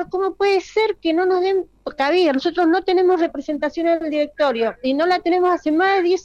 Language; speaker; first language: Spanish; native; Spanish